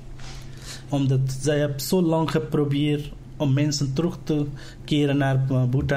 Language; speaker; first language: Dutch; non-native, learner; Nepali